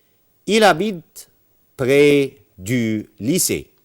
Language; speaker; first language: French; non-native, fluent; Arabic